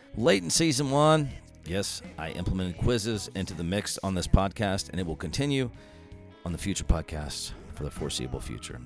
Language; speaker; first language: English; native; English